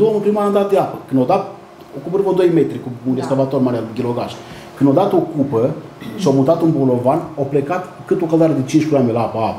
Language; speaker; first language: Romanian; native; Romanian